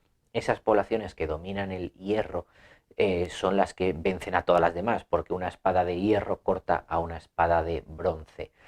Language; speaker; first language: Spanish; native; Spanish